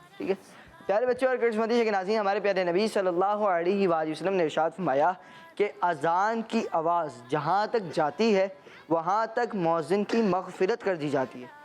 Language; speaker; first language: Urdu; native; Urdu